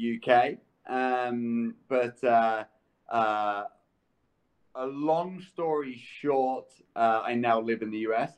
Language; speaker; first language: English; native; English